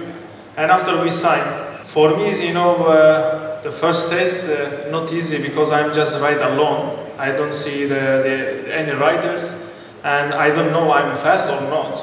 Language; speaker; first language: English; non-native, learner; Turkish